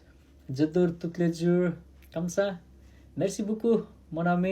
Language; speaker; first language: French; non-native, learner; Nepali